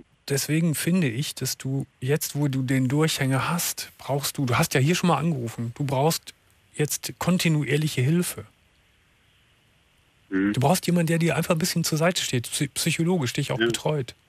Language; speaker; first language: German; native; German